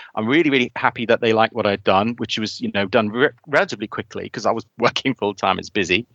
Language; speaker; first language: English; native; English